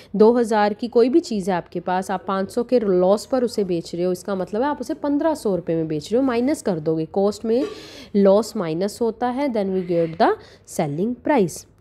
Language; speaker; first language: Hindi; non-native, local second language; Punjabi